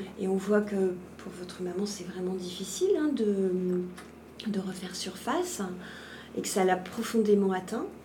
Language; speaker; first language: French; native; French